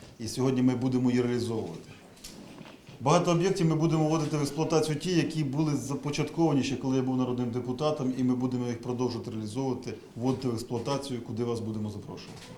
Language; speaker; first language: Ukrainian; native; Ukrainian